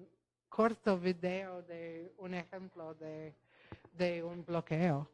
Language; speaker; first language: Spanish; non-native, fluent; Polish